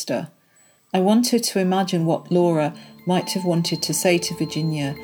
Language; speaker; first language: English; native; English